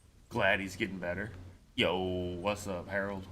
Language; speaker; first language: English; native; English